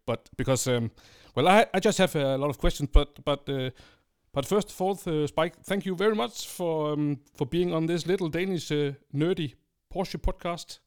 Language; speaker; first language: English; non-native, fluent; Danish